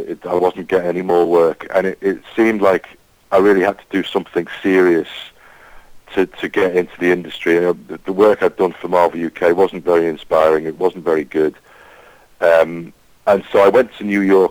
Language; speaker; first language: English; native; English